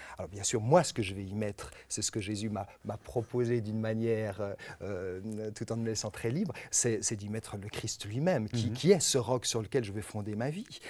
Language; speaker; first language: French; native; French